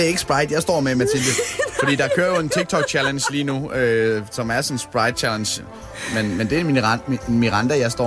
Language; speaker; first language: Danish; native; Danish